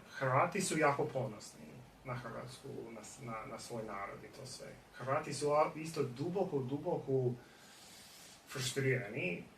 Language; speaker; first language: Bosnian; non-native, fluent; English